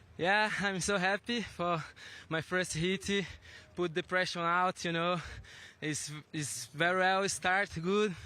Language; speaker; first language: English; non-native, learner; Portuguese